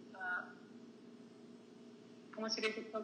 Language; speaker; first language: Spanish; non-native, fluent; English